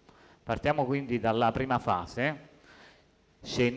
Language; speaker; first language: Italian; native; Italian